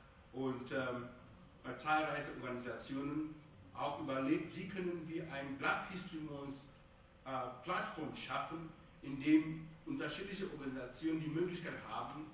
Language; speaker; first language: German; non-native, fluent; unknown